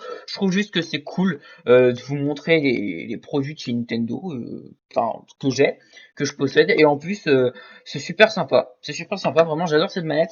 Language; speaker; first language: French; native; French